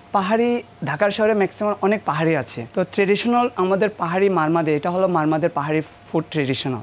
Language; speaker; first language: Bangla; non-native, local second language; Marma